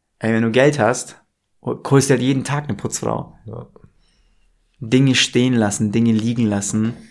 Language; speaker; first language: German; native; German